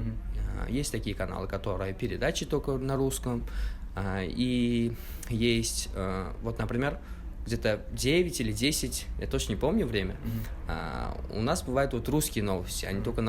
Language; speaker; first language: Russian; non-native, local second language; Uzbek